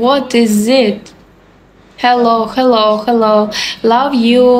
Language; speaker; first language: English; non-native, learner; Russian